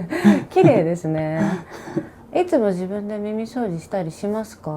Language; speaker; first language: Japanese; native; Japanese